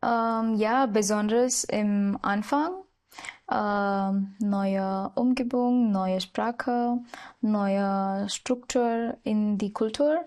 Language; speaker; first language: German; non-native, learner; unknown